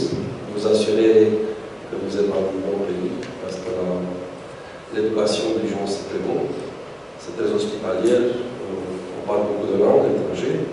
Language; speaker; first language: French; non-native, learner; Romanian